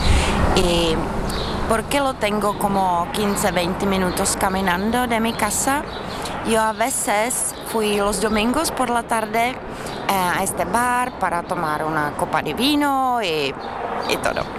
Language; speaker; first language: Spanish; non-native, fluent; Czech